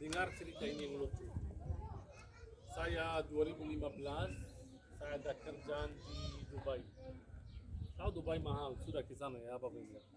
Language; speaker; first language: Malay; non-native, fluent; Arabic